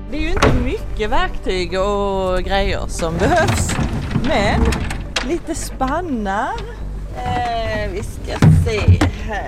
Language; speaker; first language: Swedish; native; Swedish